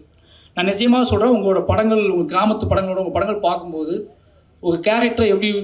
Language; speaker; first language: Tamil; native; Tamil